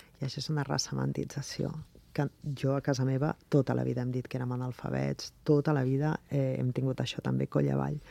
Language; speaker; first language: Catalan; non-native, local second language; Spanish